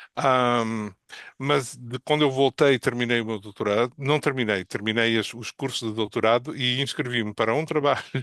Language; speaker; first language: Portuguese; native; Portuguese